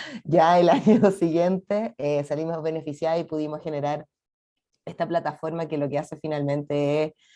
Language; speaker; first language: Spanish; native; Spanish